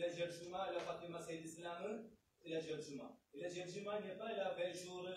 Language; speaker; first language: French; non-native, learner; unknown